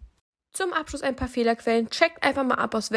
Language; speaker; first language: German; native; German